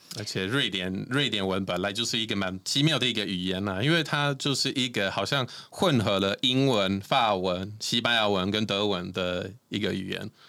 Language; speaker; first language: Chinese; non-native, fluent; Swedish